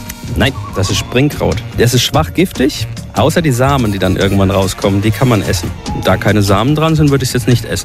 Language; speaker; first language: German; native; German